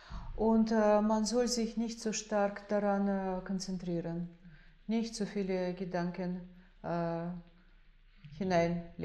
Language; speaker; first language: German; non-native, fluent; Russian